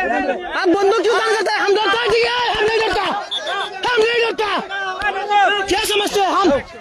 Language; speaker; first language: Hindi; non-native, learner; Bangla